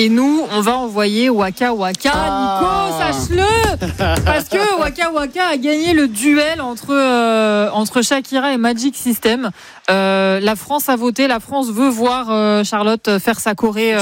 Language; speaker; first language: French; native; French